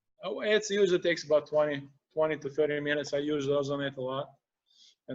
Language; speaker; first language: English; non-native, fluent; Russian